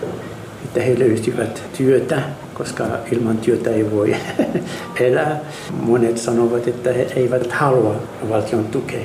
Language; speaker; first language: Finnish; non-native, fluent; Arabic